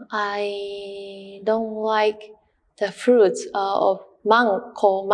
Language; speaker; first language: English; non-native, learner; Japanese